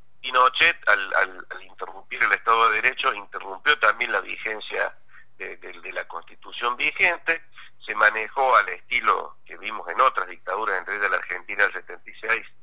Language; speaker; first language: Spanish; native; Spanish